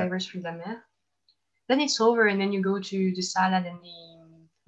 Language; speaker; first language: English; non-native, fluent; French